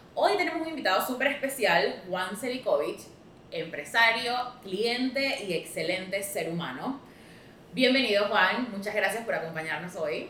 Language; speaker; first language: Spanish; native; Spanish